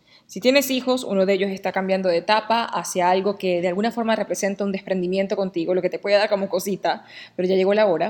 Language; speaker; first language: Spanish; native; Spanish